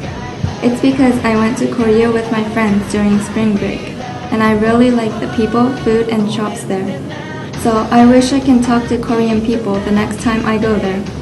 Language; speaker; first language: English; non-native, learner; Japanese